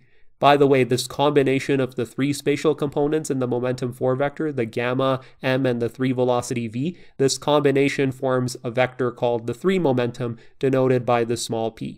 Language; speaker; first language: English; native; English